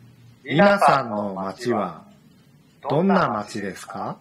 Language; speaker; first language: Japanese; non-native, learner; Indonesian